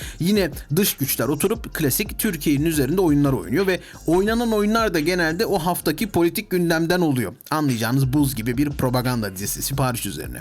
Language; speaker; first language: Turkish; native; Turkish